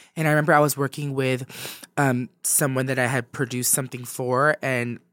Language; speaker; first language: English; native; English